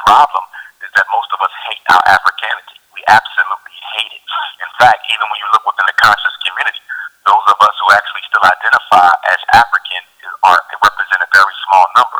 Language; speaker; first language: English; native; English